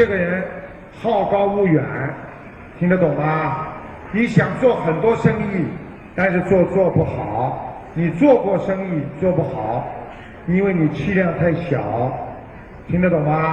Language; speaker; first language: Chinese; native; Chinese